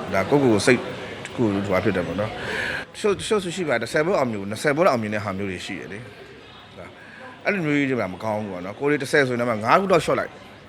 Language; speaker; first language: Burmese; non-native, local second language; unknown